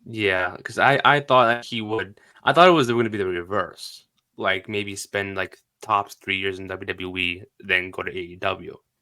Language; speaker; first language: English; native; English